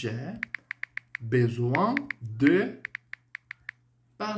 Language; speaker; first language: French; non-native, fluent; Portuguese